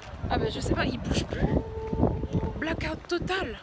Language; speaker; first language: French; native; French